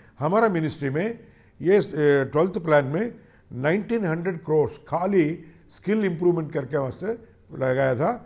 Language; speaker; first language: Hindi; non-native, local second language; Telugu